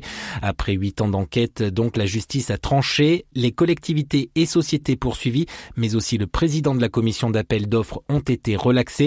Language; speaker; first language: French; native; French